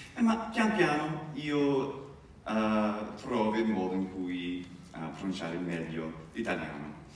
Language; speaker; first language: Italian; non-native, fluent; English